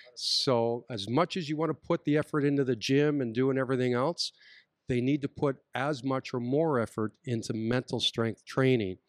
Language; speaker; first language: English; native; English